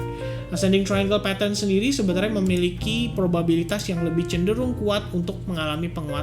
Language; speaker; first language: Indonesian; native; Indonesian